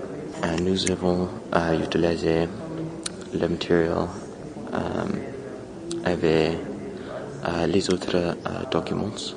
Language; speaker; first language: French; non-native, learner; English